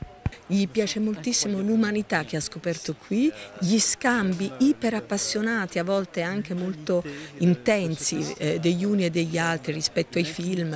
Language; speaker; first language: Italian; non-native, fluent; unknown